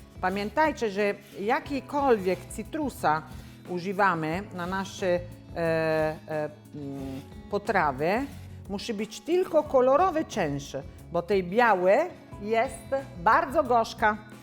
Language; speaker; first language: Polish; non-native, learner; Italian